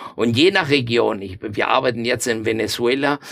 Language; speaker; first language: German; non-native, fluent; Spanish